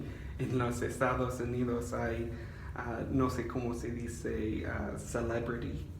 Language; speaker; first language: Spanish; non-native, learner; English